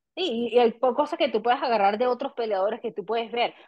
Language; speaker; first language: Spanish; early bilingual, heritage; Spanish